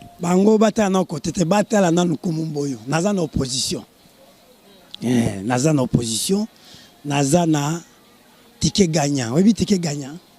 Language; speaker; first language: Lingala; native; Lingala